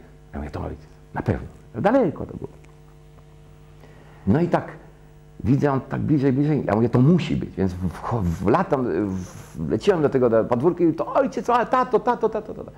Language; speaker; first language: Polish; early bilingual, heritage; Polish